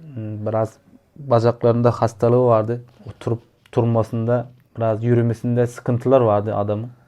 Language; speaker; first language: Turkish; non-native, learner; Turkmen